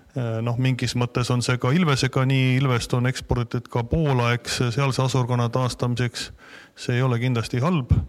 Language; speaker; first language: Estonian; native; Estonian